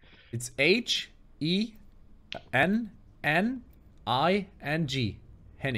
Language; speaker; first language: English; non-native, fluent; German